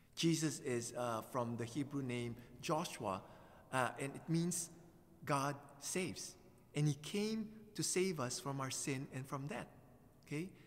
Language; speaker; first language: English; non-native, local second language; Filipino